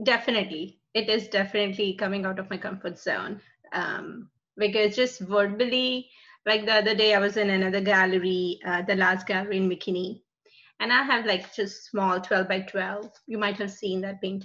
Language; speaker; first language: English; non-native, local second language; Hindi